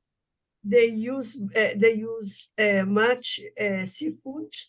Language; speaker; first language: English; non-native, learner; Portuguese